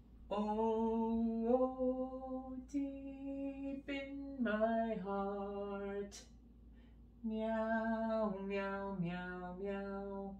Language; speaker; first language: English; native; English